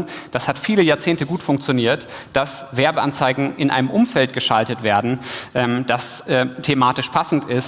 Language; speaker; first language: German; native; German